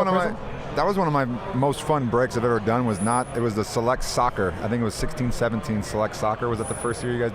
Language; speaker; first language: English; native; English